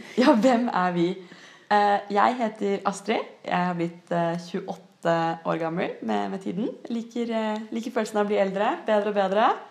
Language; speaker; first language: Norwegian; native; Norwegian